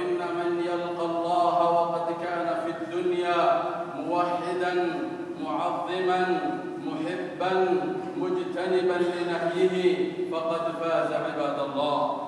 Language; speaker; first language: Arabic; non-native, local second language; Somali